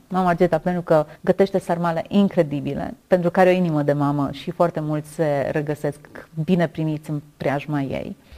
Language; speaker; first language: Romanian; native; Romanian